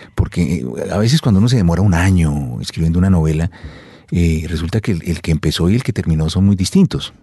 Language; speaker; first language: Spanish; native; Spanish